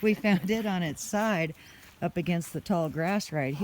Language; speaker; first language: English; native; English